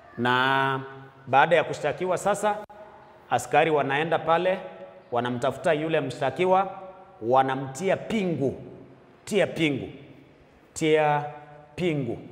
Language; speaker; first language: Swahili; non-native, local second language; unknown